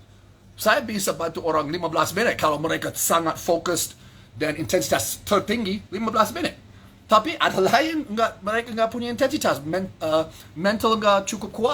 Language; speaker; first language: Indonesian; non-native, fluent; English